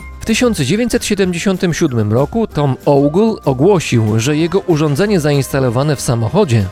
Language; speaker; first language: Polish; native; Polish